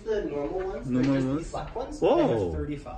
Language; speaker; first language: English; native; English